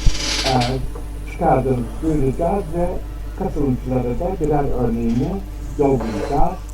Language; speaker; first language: Turkish; native; Turkish